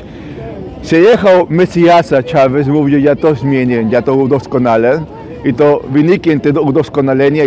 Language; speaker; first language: Polish; non-native, fluent; Spanish